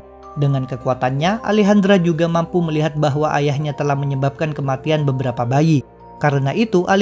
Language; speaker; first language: Indonesian; native; Indonesian